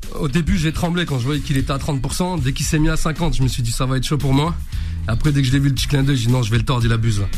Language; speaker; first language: French; early bilingual, other home language; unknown